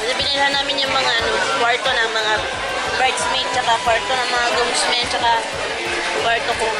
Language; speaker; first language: Filipino; non-native, local second language; Cebuano